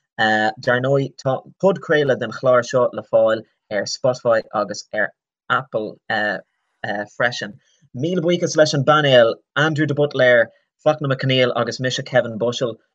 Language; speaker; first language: Irish; non-native, local second language; English